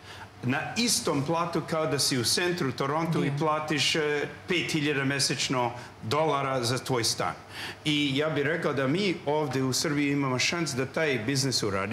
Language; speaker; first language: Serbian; non-native, learner; English